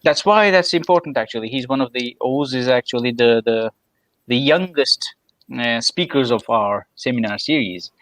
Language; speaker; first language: English; non-native, fluent; Turkish